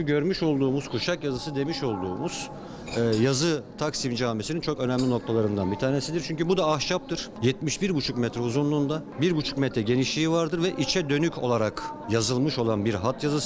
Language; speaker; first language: Turkish; native; Turkish